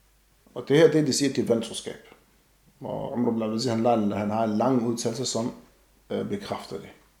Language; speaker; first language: Danish; non-native, fluent; Arabic